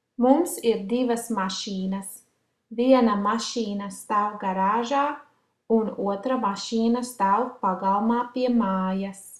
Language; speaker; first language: Latvian; non-native, learner; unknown